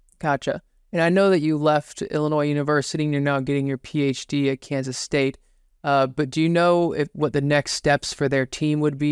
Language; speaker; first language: English; native; English